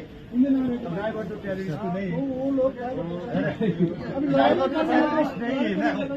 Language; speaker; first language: Hindi; non-native, local second language; Nepali